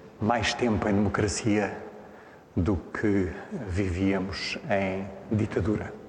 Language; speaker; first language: Portuguese; native; Portuguese